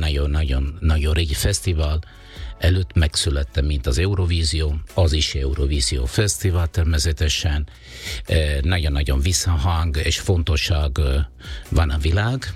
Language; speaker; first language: Hungarian; non-native, fluent; Italian